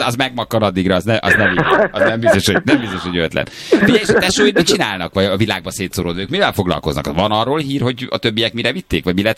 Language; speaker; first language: Hungarian; native; Hungarian